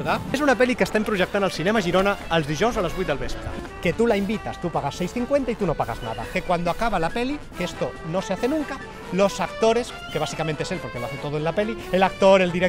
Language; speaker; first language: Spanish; native; Spanish